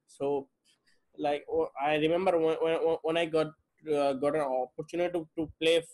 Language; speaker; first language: English; non-native, local second language; Bangla